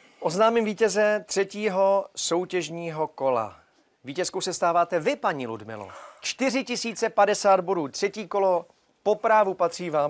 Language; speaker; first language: Czech; native; Czech